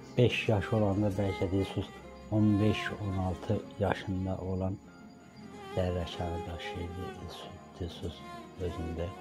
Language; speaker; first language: Azerbaijani; native; Azerbaijani